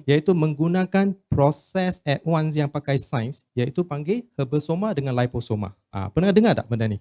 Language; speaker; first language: Malay; non-native, local second language; Chinese